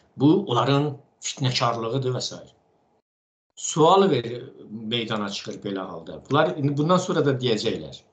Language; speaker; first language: Azerbaijani; non-native, local second language; Talysh